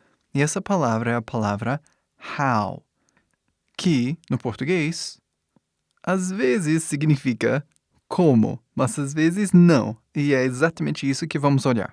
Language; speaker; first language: Portuguese; non-native, fluent; English